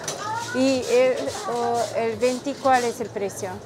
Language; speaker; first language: Spanish; non-native, learner; Romanian